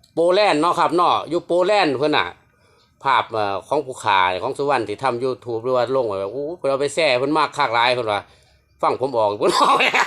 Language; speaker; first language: Thai; native; Thai